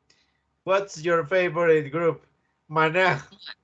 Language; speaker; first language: English; non-native, learner; Spanish